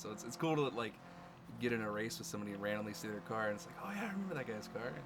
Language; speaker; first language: English; native; English